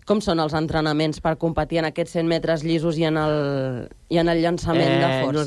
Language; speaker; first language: Catalan; native; Catalan